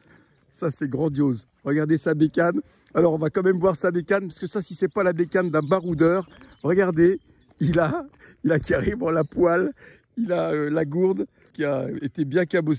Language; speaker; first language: French; native; French